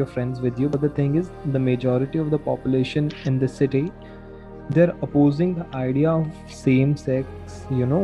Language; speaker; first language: English; non-native, local second language; Hindi